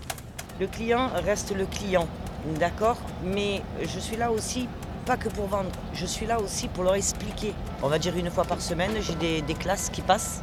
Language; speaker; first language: French; native; French